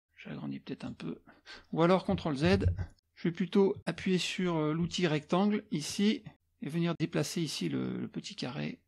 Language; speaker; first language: French; native; French